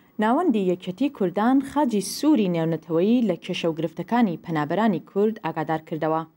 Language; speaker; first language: Central Kurdish; native; Central Kurdish